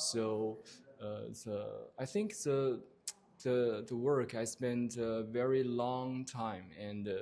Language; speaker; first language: English; non-native, learner; Chinese